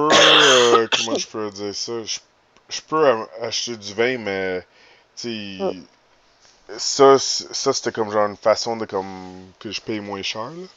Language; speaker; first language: French; native; French